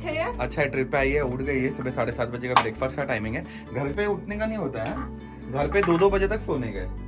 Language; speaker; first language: Hindi; native; Hindi